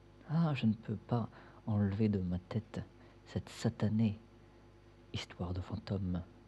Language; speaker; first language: French; native; French